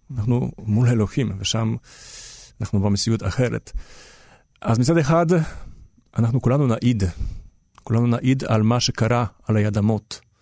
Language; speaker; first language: Hebrew; non-native, fluent; Polish